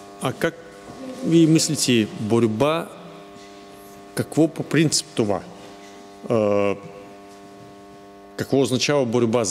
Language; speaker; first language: Bulgarian; non-native, learner; Russian